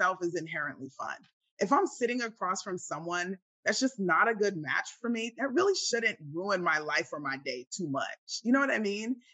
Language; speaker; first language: English; native; English